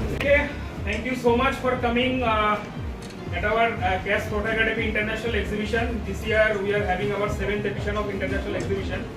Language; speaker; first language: English; non-native, local second language; Bangla